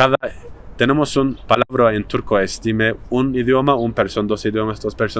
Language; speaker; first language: Spanish; non-native, learner; Turkish